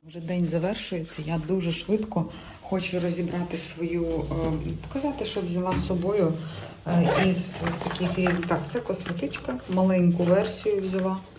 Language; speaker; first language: Ukrainian; native; Ukrainian